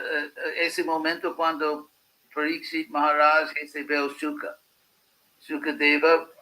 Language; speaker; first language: Portuguese; non-native, fluent; English